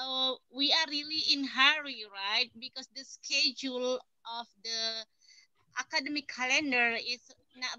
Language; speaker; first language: English; non-native, learner; Indonesian